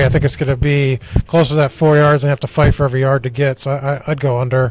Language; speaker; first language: English; native; English